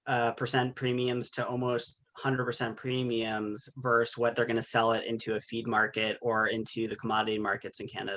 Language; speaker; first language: English; native; English